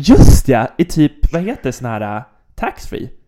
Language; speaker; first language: Swedish; native; Swedish